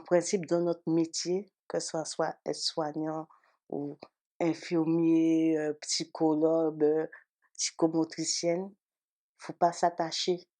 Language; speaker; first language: French; native; French